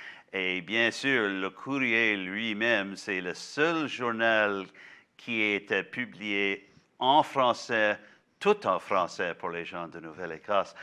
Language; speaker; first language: French; non-native, local second language; English